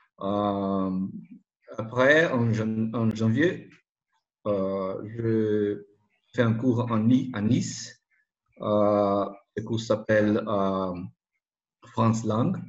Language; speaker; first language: French; non-native, learner; Portuguese